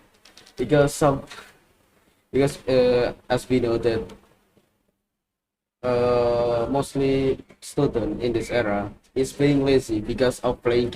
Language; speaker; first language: English; non-native, learner; Indonesian